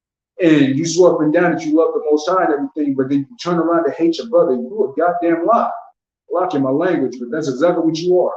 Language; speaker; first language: English; native; English